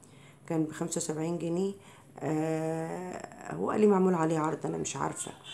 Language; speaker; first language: Arabic; native; Arabic